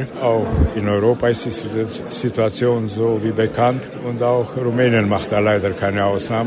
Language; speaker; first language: German; native; German